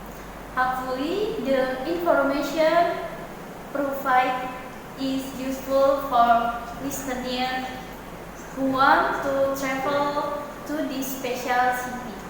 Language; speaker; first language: English; non-native, learner; Indonesian